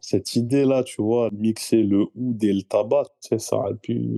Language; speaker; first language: French; native; French